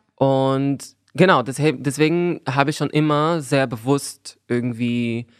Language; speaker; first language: German; non-native, fluent; Portuguese